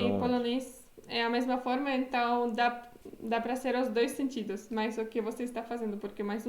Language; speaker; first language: Portuguese; non-native, fluent; Polish